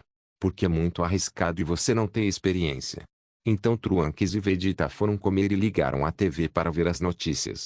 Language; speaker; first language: Portuguese; native; Portuguese